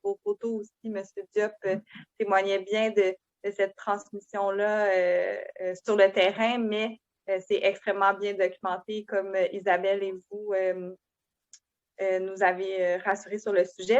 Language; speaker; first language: French; native; French